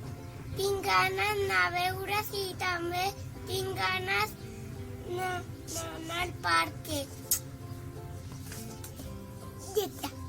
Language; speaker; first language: Catalan; non-native, local second language; Spanish